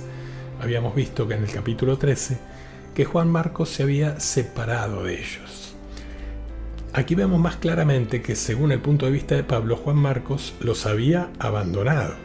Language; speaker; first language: Spanish; native; Spanish